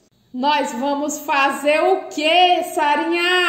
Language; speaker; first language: Portuguese; native; Portuguese